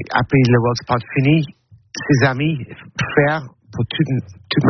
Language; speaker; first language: French; non-native, learner; English